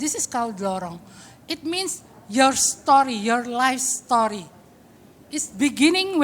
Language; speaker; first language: English; non-native, fluent; Indonesian